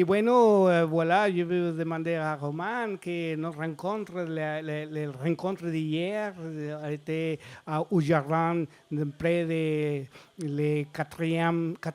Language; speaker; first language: French; non-native, fluent; Spanish